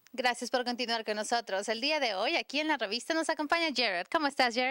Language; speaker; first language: Spanish; native; Spanish